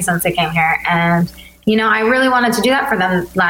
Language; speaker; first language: English; early bilingual, other home language; Albanian